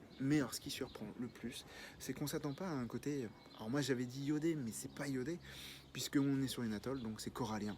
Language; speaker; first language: French; native; French